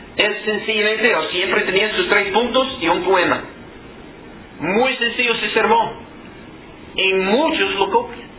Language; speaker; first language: Spanish; non-native, fluent; English